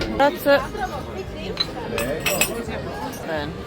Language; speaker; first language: Italian; non-native, learner; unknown